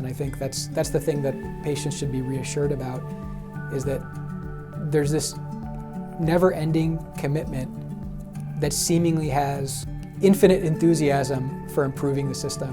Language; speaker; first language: English; native; English